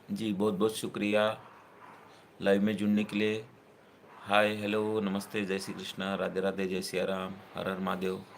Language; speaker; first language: Hindi; non-native, local second language; Marathi